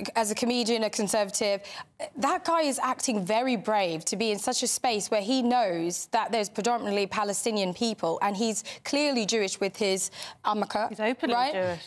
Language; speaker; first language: English; native; English